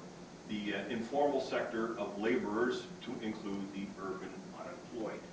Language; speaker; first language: English; native; English